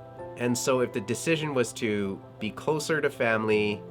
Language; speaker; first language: English; native; English